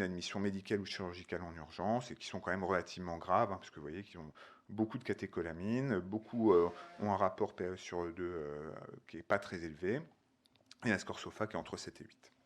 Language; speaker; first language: French; native; French